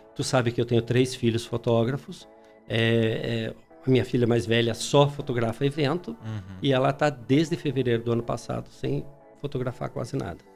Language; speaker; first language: Portuguese; early bilingual, other home language; Spanish